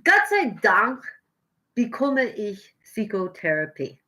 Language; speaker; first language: German; non-native, learner; English